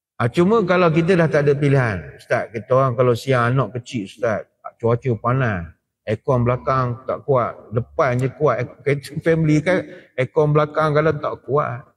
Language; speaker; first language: Malay; native; Malay